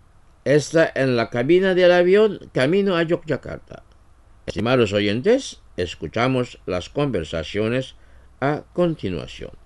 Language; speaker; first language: Spanish; non-native, fluent; Indonesian